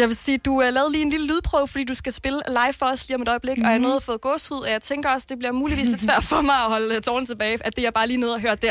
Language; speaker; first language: Danish; native; Danish